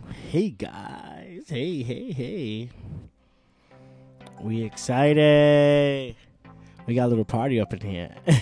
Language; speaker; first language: English; early bilingual, other home language; Spanish